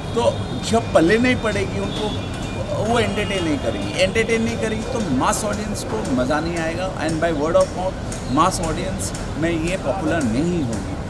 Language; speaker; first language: Hindi; non-native, local second language; Bangla